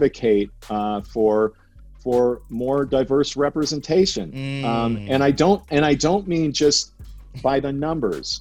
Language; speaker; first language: English; native; English